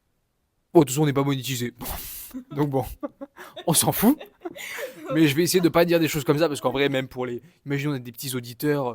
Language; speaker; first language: French; native; French